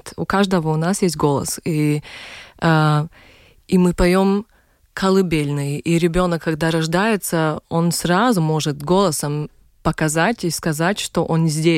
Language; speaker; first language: Russian; non-native, local second language; Latvian